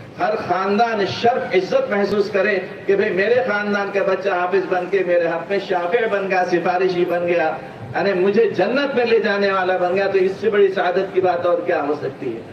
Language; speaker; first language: Urdu; native; Urdu